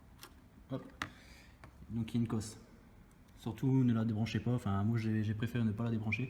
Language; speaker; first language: French; native; French